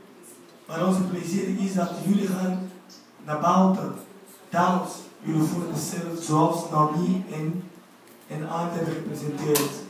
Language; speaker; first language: Dutch; non-native, learner; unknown